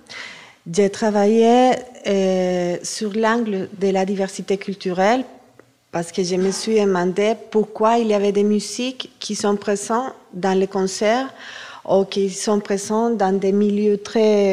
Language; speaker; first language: French; non-native, fluent; Spanish